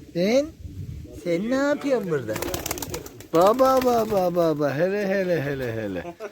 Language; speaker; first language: Turkish; native; Turkish